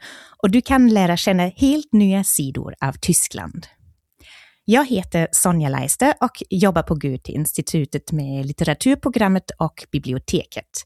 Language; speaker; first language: Swedish; non-native, fluent; German